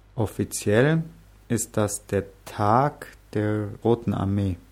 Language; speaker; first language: German; native; German